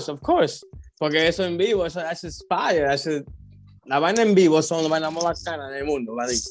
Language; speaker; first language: Spanish; early bilingual, heritage; Spanish